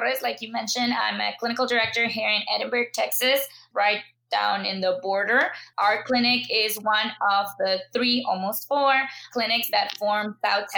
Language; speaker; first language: English; non-native, fluent; Spanish